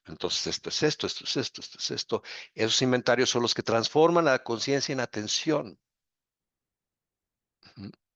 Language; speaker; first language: Spanish; native; Spanish